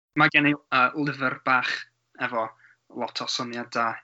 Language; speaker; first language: Welsh; non-native, learner; English